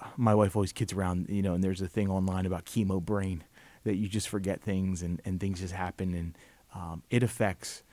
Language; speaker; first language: English; native; English